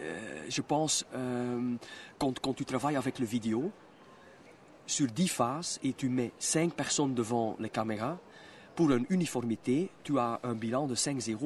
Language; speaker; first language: French; non-native, local second language; Dutch